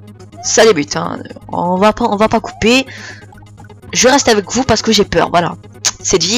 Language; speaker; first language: French; native; French